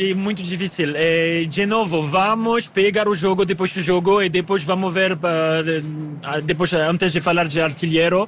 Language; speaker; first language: Portuguese; non-native, learner; French